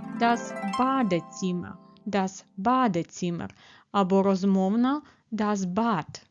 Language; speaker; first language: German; non-native, fluent; Ukrainian